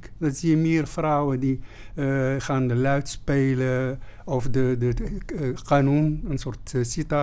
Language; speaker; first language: Dutch; non-native, fluent; Arabic